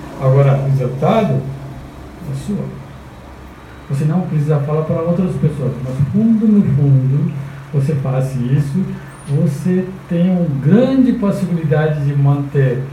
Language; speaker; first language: Portuguese; non-native, fluent; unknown